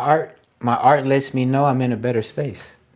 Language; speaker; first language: English; native; English